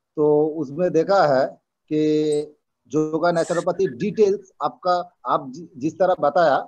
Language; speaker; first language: Hindi; non-native, local second language; Bangla